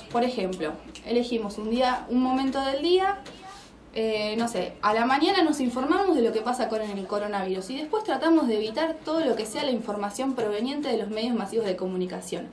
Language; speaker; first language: Spanish; native; Spanish